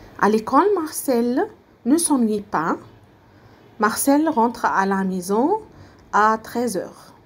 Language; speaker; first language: French; non-native, fluent; Arabic